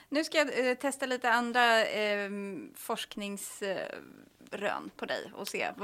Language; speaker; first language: Swedish; native; Swedish